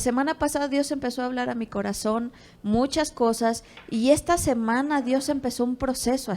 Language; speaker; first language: Spanish; native; Spanish